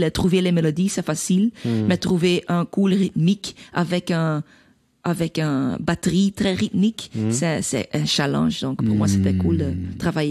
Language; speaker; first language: French; non-native, learner; Dutch